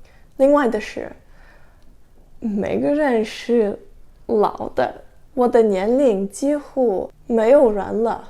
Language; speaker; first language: Chinese; non-native, learner; Russian